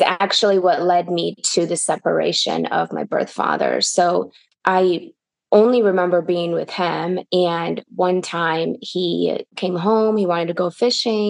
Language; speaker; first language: English; early bilingual, other home language; Russian